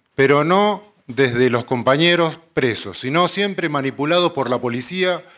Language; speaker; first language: Spanish; native; Spanish